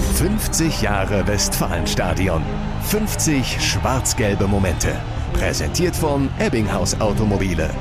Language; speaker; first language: German; native; German